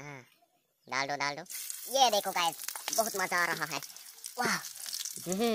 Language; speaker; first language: Hindi; non-native, local second language; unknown